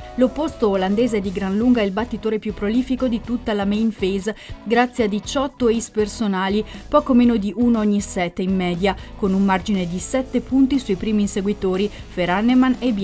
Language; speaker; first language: Italian; native; Italian